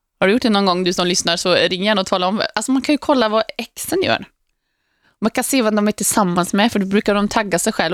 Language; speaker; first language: Swedish; native; Swedish